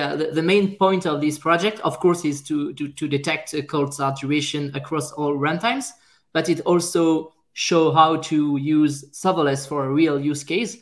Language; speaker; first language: English; non-native, fluent; French